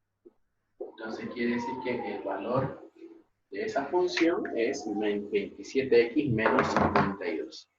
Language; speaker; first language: Spanish; native; Spanish